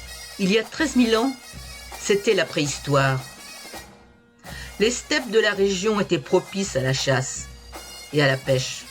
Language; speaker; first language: French; native; French